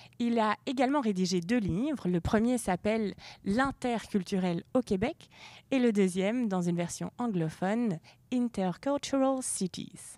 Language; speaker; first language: French; native; French